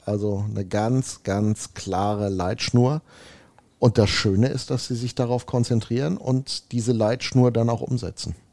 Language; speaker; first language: German; native; German